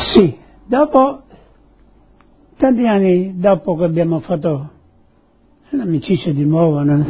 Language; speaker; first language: Italian; non-native, local second language; Friulian